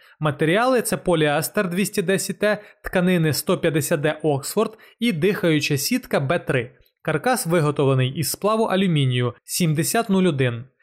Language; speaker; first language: Ukrainian; non-native, local second language; Russian